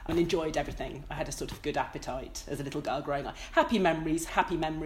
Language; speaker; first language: English; native; English